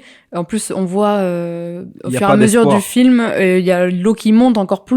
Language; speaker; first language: French; native; French